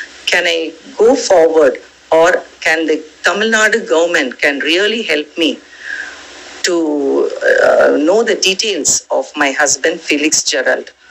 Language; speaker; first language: English; non-native, local second language; Tamil